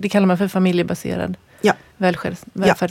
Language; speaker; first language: Swedish; native; Swedish